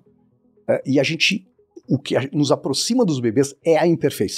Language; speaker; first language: Portuguese; native; Portuguese